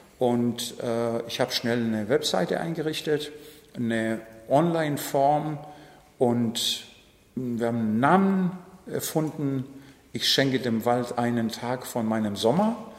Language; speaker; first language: German; non-native, fluent; Greek